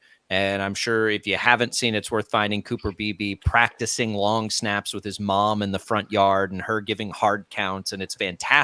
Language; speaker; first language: English; native; English